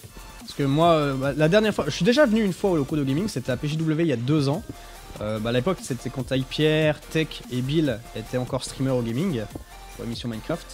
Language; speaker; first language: French; native; French